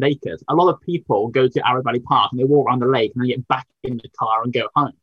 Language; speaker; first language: English; native; English